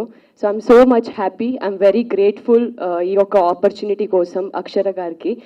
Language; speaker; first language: Telugu; non-native, local second language; Kannada